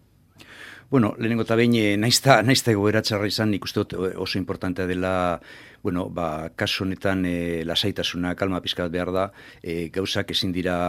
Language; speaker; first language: Basque; native; Basque